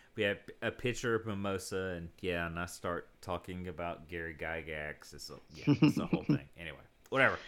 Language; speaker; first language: English; native; English